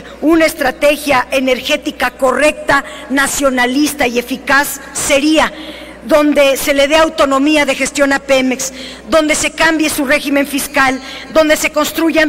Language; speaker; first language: Spanish; native; Spanish